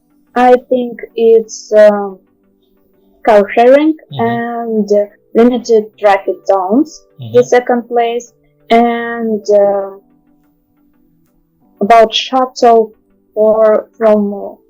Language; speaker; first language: English; non-native, learner; Russian